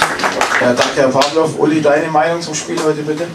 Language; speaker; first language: German; native; German